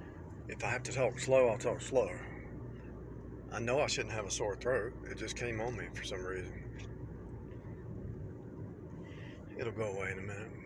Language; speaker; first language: English; native; English